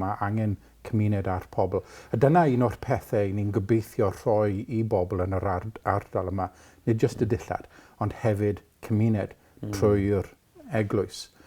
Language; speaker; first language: Welsh; non-native, local second language; English